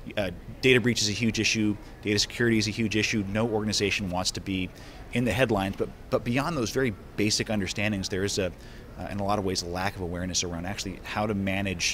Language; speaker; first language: English; native; English